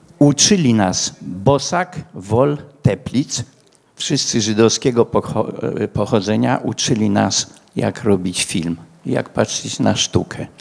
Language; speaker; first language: Polish; native; Polish